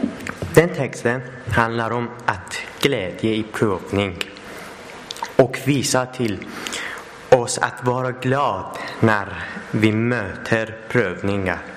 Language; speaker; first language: Swedish; non-native, learner; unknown